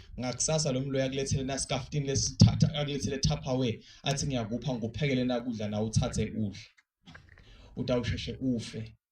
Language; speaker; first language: Zulu; non-native, local second language; Swati